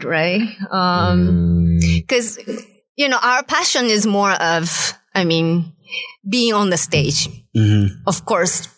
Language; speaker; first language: English; non-native, fluent; Japanese